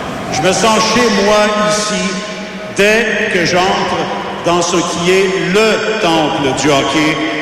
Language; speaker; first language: French; native; French